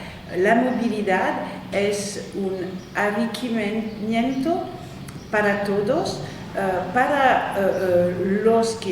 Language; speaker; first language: Spanish; non-native, fluent; French